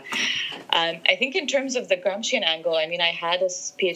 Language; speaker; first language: English; non-native, local second language; Arabic